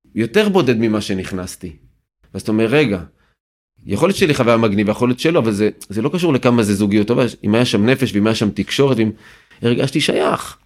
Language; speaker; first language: Hebrew; native; Hebrew